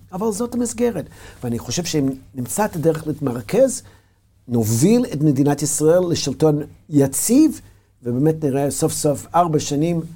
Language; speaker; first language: Hebrew; non-native, fluent; English